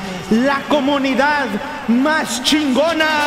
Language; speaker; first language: Spanish; native; Spanish